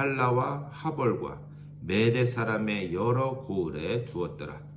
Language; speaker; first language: Korean; native; Korean